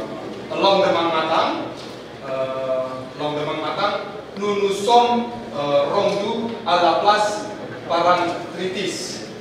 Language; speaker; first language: French; non-native, learner; Indonesian